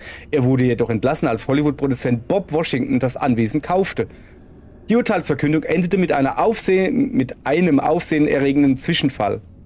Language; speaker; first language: German; native; German